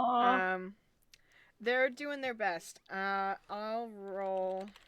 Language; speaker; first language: English; native; English